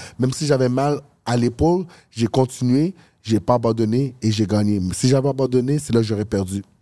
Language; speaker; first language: French; early bilingual, other home language; Haitian Creole